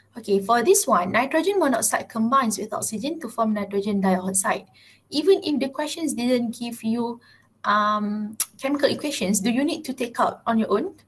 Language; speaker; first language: English; non-native, local second language; Malay